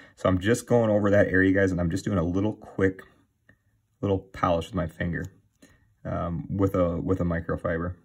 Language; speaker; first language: English; native; English